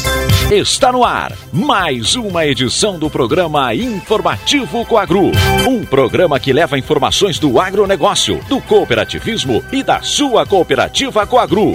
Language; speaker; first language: Portuguese; native; Portuguese